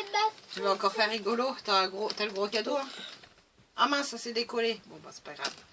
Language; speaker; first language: French; native; French